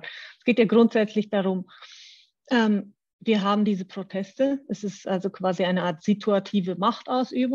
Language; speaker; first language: German; native; German